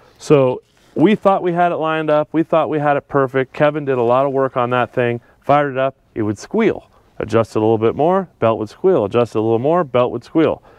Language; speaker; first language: English; native; English